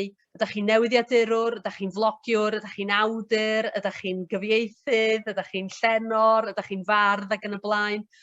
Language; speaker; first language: Welsh; native; Welsh